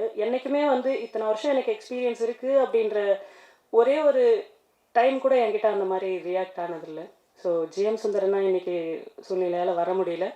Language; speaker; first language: Tamil; native; Tamil